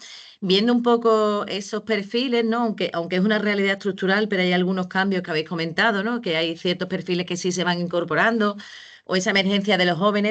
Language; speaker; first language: Spanish; native; Spanish